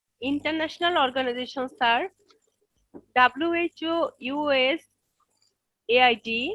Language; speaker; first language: English; non-native, local second language; Bangla